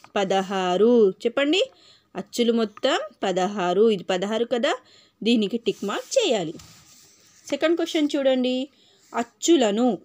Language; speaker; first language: Telugu; non-native, local second language; Urdu